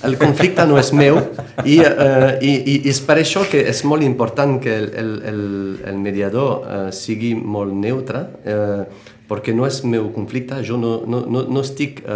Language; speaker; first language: Catalan; non-native, fluent; French